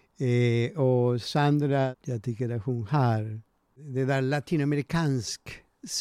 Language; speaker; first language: Swedish; non-native, learner; Spanish